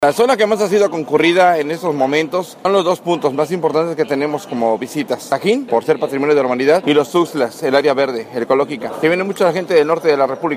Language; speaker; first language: Spanish; native; Spanish